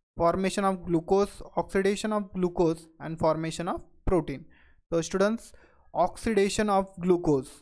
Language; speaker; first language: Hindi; non-native, local second language; Marathi